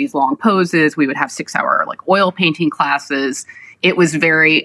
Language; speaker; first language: English; native; English